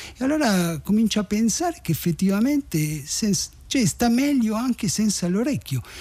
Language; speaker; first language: Italian; non-native, fluent; Spanish